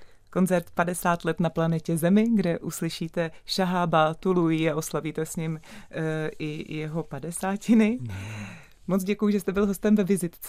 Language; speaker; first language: Czech; native; Czech